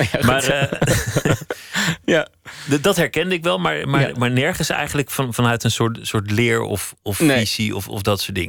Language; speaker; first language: Dutch; native; Dutch